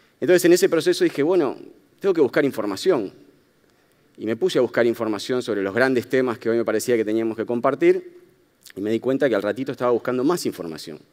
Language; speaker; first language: Spanish; native; Spanish